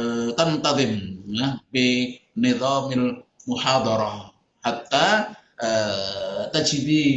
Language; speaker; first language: Arabic; non-native, fluent; Indonesian